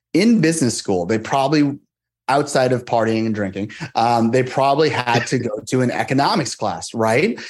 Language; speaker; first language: English; native; English